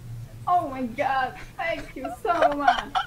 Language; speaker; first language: English; non-native, learner; Polish